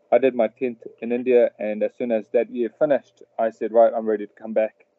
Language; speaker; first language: English; early bilingual, other home language; Telugu